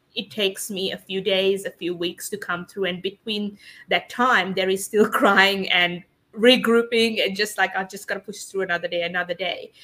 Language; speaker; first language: English; non-native, local second language; Sinhala